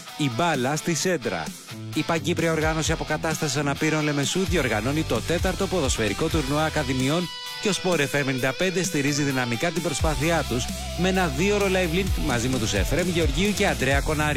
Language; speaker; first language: Greek; native; Greek